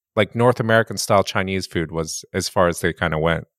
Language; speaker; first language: English; early bilingual, other home language; Japanese